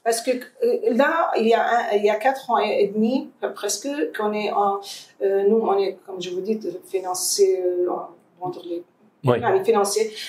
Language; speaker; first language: French; non-native, fluent; Arabic